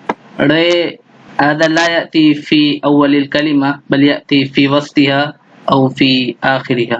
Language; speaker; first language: Arabic; non-native, fluent; Urdu